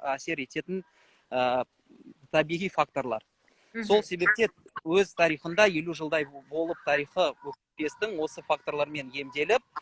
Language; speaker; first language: Kazakh; non-native, local second language; Russian